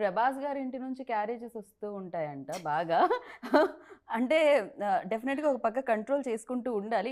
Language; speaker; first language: Telugu; native; Telugu